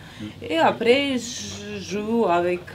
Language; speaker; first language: French; non-native, fluent; Serbian